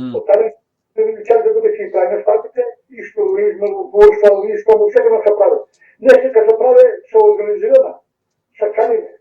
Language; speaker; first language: Macedonian; early bilingual, heritage; Macedonian